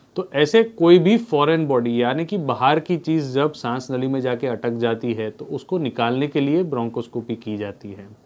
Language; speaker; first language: Hindi; non-native, local second language; Gujarati